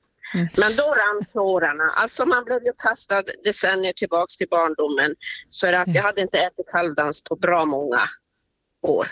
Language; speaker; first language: Swedish; native; Swedish